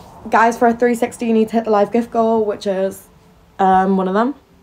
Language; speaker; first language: English; native; English